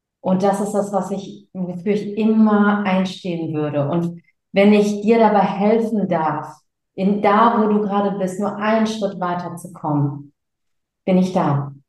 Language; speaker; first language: German; early bilingual, other home language; Tamil